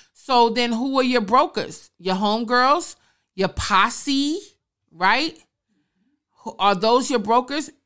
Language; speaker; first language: English; native; English